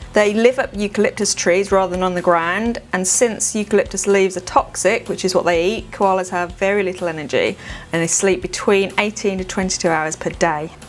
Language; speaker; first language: English; native; English